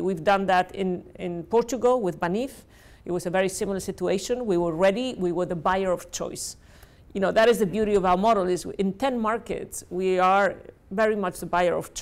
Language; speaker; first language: English; non-native, fluent; Spanish